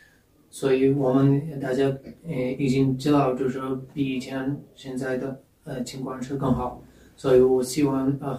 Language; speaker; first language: Chinese; non-native, fluent; Pashto